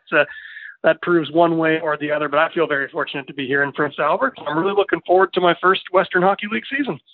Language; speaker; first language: English; native; English